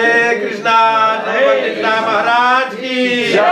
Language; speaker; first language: Russian; native; Russian